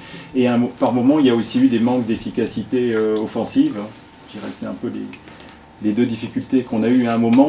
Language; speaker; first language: French; native; French